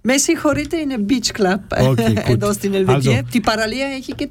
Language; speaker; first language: Greek; non-native, learner; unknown